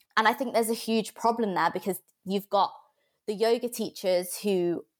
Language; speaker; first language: English; native; English